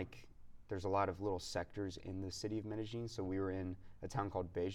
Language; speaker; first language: English; native; English